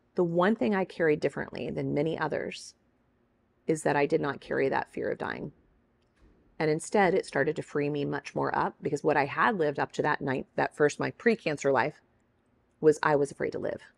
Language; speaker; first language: English; native; English